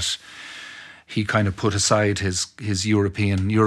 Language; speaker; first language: English; non-native, local second language; Irish